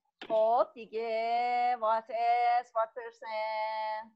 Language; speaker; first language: English; non-native, learner; Persian